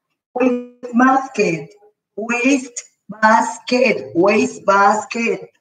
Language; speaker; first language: English; non-native, fluent; Spanish